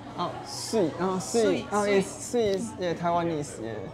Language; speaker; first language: English; non-native, learner; Chinese